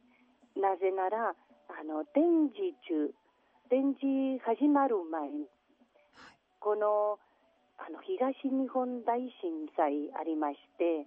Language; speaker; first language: Japanese; non-native, learner; Catalan